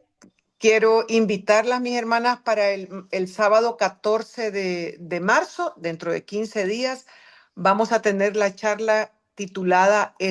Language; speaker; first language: Spanish; native; Spanish